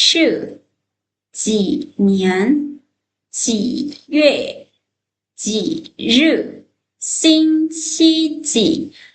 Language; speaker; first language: Chinese; non-native, fluent; Lao